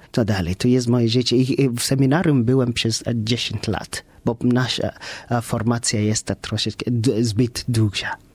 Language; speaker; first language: Polish; non-native, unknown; Kikuyu